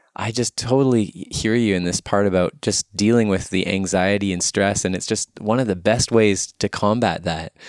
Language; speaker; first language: English; native; English